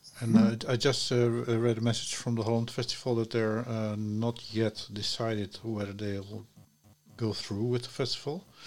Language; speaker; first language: English; non-native, fluent; Dutch